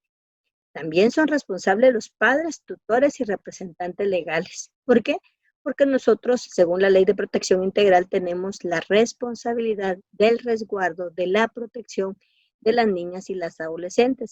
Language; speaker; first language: Spanish; native; Spanish